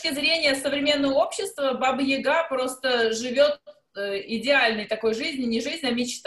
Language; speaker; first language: Russian; native; Russian